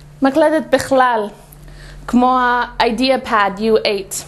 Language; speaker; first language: Hebrew; non-native, fluent; English